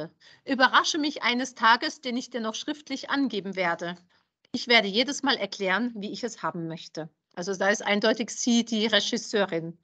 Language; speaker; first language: German; native; German